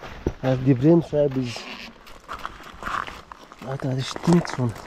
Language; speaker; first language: German; non-native, learner; Russian